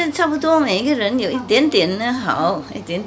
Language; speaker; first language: Chinese; non-native, fluent; Vietnamese